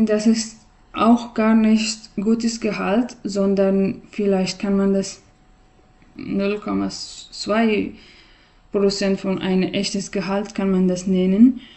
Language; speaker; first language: German; non-native, learner; Persian